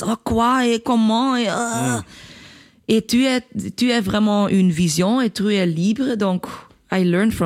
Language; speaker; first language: French; non-native, local second language; Dutch